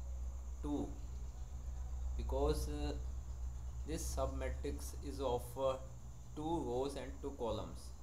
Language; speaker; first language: English; non-native, local second language; Hindi